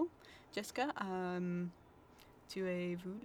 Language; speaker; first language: French; non-native, learner; English